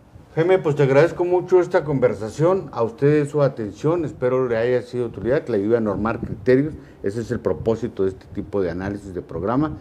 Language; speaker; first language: Spanish; native; Spanish